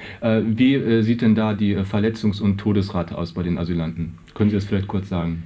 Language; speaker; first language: German; native; German